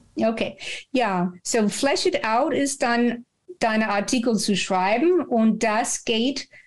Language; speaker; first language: German; non-native, fluent; English